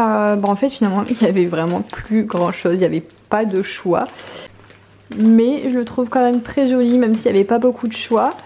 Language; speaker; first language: French; native; French